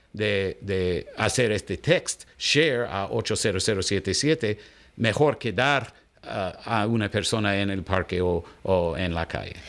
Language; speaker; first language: Spanish; non-native, learner; English